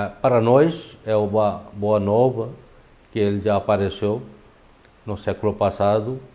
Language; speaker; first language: Portuguese; non-native, fluent; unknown